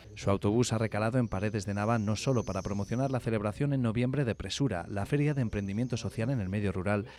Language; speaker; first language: Spanish; native; Spanish